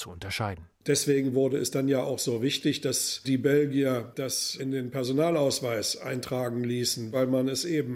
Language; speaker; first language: German; native; German